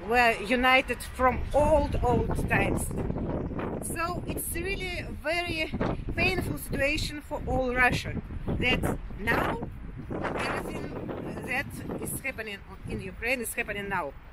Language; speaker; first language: English; non-native, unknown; Russian